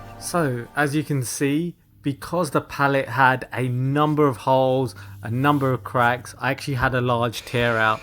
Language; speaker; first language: English; native; English